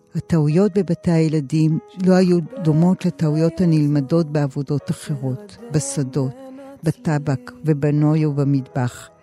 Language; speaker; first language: Hebrew; native; Hebrew